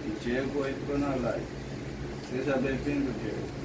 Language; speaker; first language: Portuguese; non-native, learner; Haitian Creole